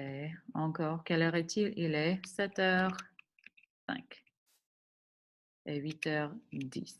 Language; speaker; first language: French; non-native, fluent; English